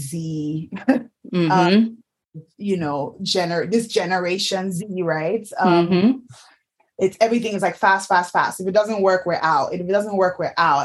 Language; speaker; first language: English; non-native, local second language; Yoruba